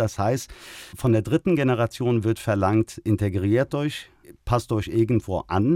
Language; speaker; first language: German; early bilingual, other home language; Turkish